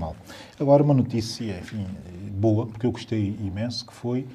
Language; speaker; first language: Portuguese; native; Portuguese